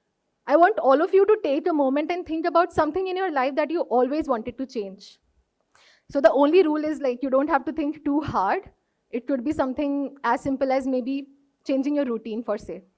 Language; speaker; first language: English; non-native, local second language; Hindi